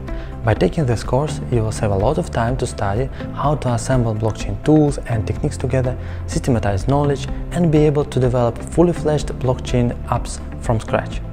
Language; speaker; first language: English; non-native, fluent; Russian